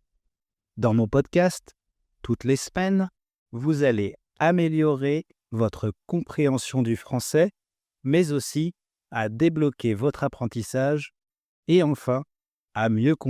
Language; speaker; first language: French; native; French